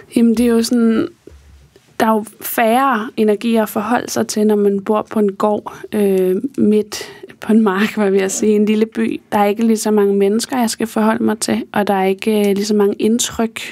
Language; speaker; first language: Danish; native; Danish